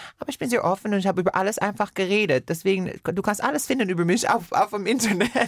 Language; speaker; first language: German; non-native, fluent; Persian